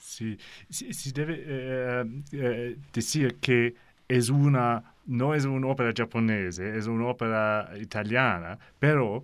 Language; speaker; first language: Spanish; non-native, learner; English